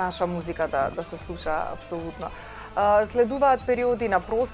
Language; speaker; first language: Macedonian; native; Macedonian